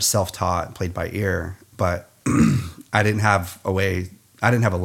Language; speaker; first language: English; native; English